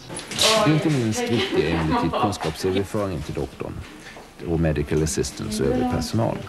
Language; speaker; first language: Swedish; native; Swedish